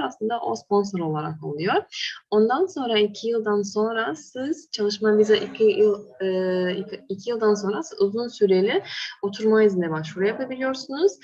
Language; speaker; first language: Turkish; non-native, fluent; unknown